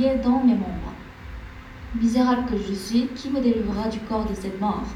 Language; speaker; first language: French; non-native, fluent; Korean